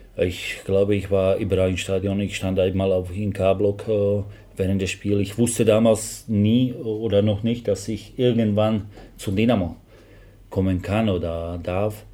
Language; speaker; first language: German; non-native, fluent; Slovak